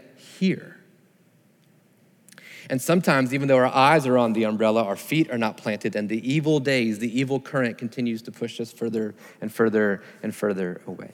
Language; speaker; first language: English; native; English